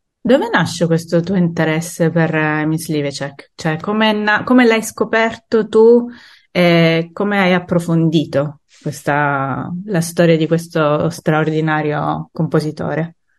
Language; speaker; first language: Italian; native; Italian